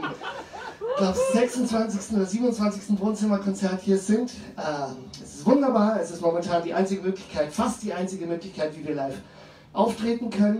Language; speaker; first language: German; native; German